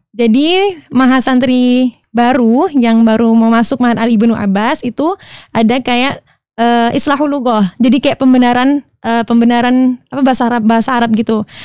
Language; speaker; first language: Indonesian; native; Indonesian